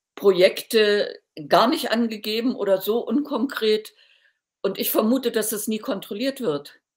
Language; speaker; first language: German; native; German